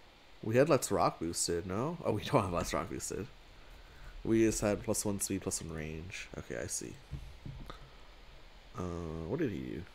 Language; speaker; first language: English; native; English